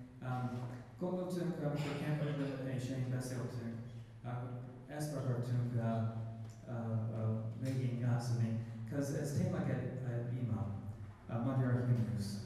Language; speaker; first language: Hungarian; non-native, learner; English